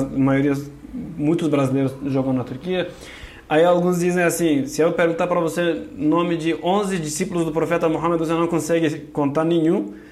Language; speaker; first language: Portuguese; non-native, fluent; Kurdish